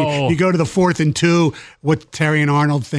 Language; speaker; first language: English; native; English